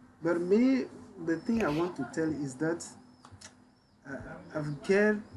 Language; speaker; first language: English; non-native, learner; French